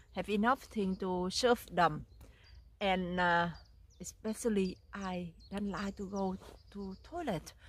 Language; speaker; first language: English; non-native, learner; Vietnamese